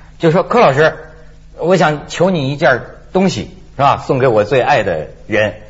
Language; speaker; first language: Chinese; native; Chinese